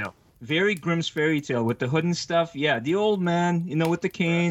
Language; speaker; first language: English; early bilingual, other home language; Arabic